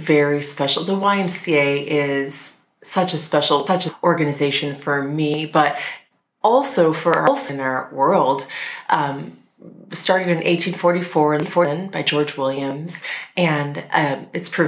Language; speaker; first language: English; native; English